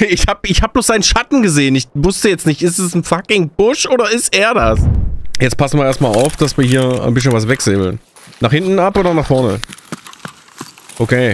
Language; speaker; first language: German; native; German